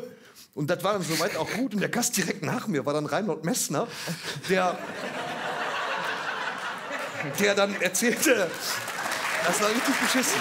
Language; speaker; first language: German; native; German